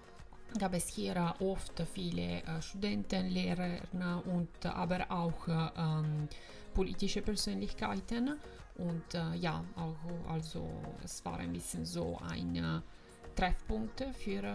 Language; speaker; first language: German; non-native, fluent; Italian